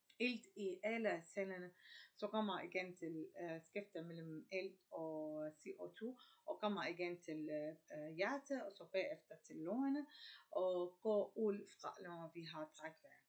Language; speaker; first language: Danish; non-native, learner; Arabic